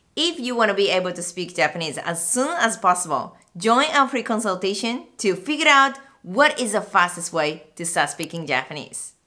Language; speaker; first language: English; non-native, fluent; Japanese